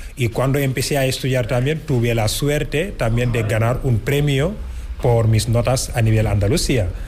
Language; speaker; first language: Spanish; non-native, fluent; Wolof